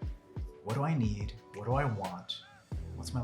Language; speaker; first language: English; native; English